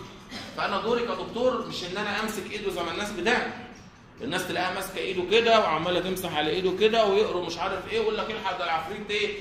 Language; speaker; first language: Arabic; native; Arabic